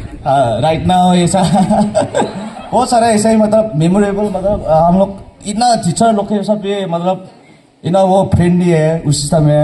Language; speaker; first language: Hindi; non-native, local second language; Garo